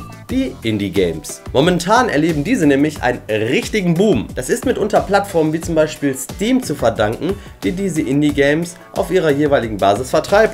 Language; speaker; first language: German; native; German